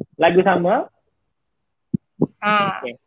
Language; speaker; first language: Malay; native; Malay